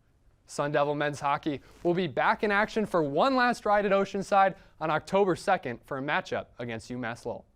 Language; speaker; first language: English; native; English